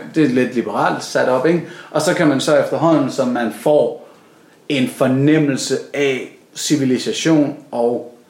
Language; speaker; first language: Danish; native; Danish